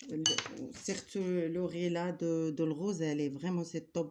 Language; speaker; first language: French; non-native, learner; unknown